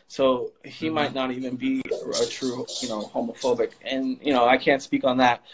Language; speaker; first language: English; native; English